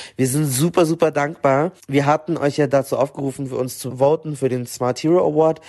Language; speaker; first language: German; early bilingual, other home language; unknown